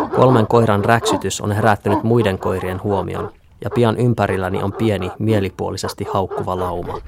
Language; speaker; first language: Finnish; native; Finnish